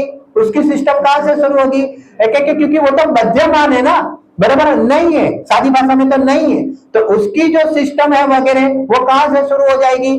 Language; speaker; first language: Hindi; non-native, local second language; Gujarati